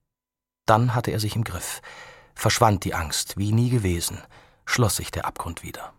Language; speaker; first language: German; native; German